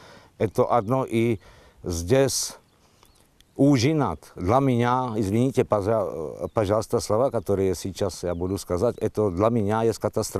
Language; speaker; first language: Russian; non-native, learner; Slovak